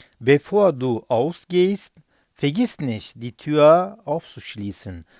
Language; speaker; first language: German; non-native, fluent; Turkish